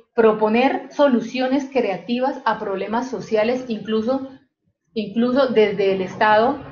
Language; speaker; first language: Spanish; native; Spanish